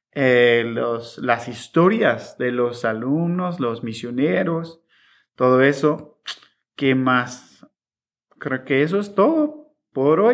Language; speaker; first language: Spanish; non-native, fluent; English